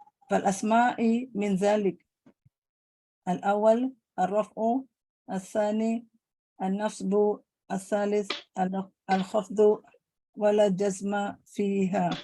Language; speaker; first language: Arabic; non-native, learner; Indonesian